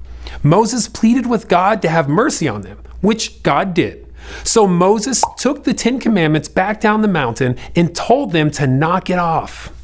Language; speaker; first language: English; native; English